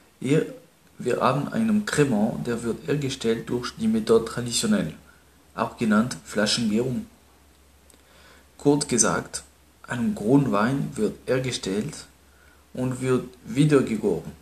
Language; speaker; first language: German; non-native, learner; Spanish